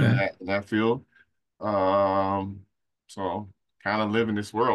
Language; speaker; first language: English; native; English